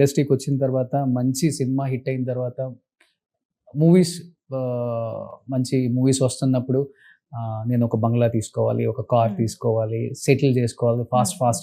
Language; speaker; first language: Telugu; native; Telugu